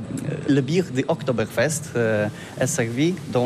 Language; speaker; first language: French; non-native, learner; Polish